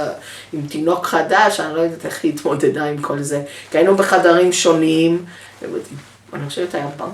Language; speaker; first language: Hebrew; early bilingual, other home language; English